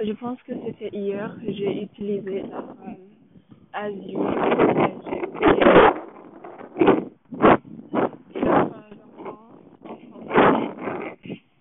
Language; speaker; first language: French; non-native, learner; English